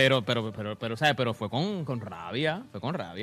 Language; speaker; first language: Spanish; native; Spanish